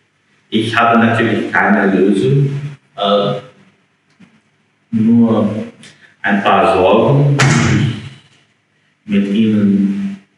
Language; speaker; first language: German; non-native, fluent; English